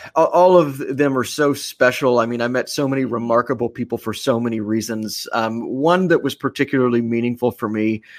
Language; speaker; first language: English; native; English